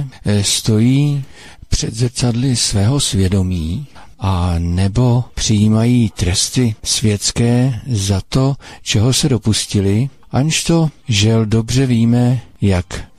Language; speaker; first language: Czech; native; Czech